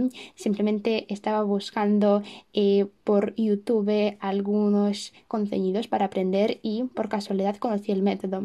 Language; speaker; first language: Spanish; non-native, fluent; Russian